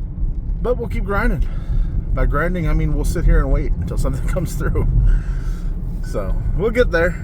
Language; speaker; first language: English; native; English